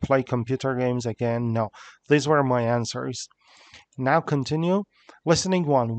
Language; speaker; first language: English; non-native, fluent; Persian